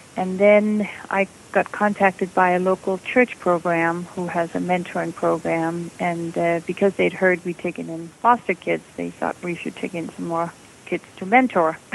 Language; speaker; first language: English; non-native, fluent; Danish